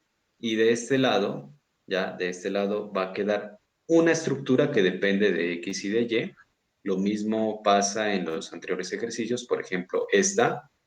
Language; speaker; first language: Spanish; native; Spanish